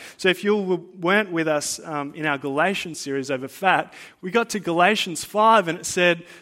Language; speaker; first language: English; native; English